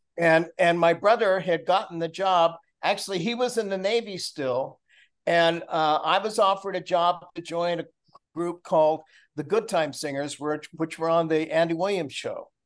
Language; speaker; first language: English; native; English